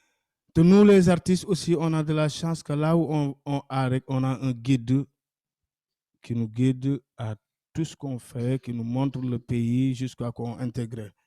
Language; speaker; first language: French; non-native, local second language; Wolof